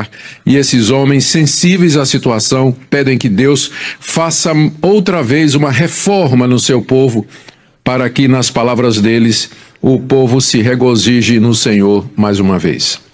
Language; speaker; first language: Portuguese; native; Portuguese